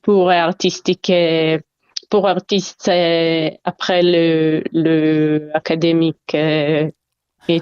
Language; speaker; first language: French; non-native, learner; Hebrew